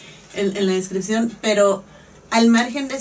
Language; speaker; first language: Spanish; native; Spanish